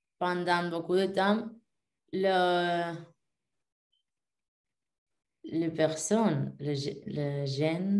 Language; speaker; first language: French; non-native, learner; Spanish